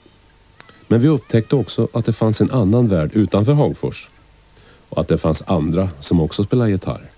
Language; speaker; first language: Swedish; native; Swedish